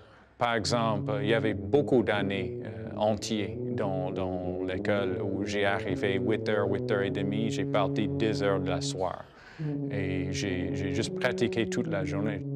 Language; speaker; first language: French; non-native, fluent; English